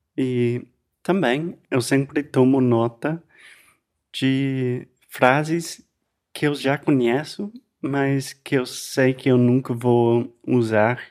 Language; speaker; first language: Portuguese; non-native, fluent; English